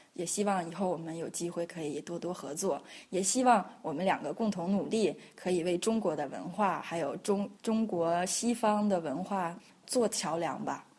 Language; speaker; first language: Chinese; native; Chinese